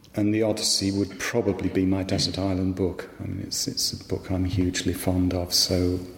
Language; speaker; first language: English; native; English